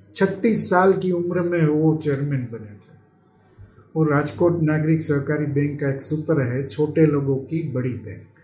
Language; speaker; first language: Hindi; non-native, local second language; Gujarati